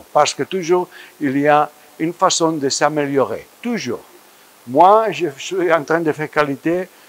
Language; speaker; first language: French; non-native, fluent; Spanish